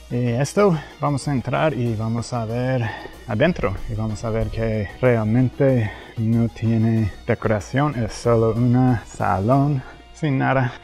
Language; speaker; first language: Spanish; non-native, fluent; English